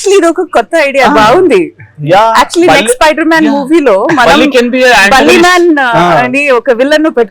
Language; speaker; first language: Telugu; non-native, fluent; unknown